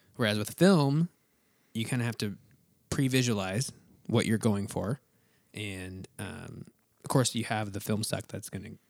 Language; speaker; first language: English; native; English